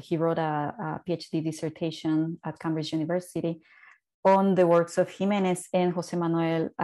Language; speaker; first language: English; non-native, fluent; Spanish